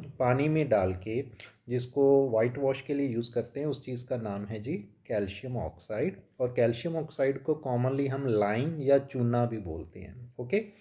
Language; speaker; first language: Hindi; non-native, local second language; Punjabi